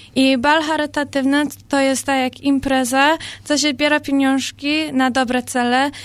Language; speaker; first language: Polish; early bilingual, heritage; Polish